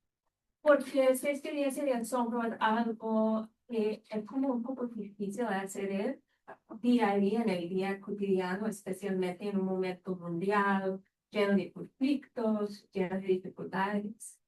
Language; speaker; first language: Spanish; non-native, fluent; English